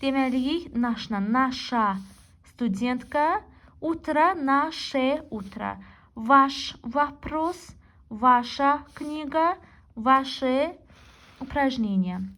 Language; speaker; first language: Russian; non-native, local second language; Azerbaijani